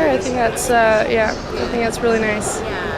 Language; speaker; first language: English; non-native, fluent; Danish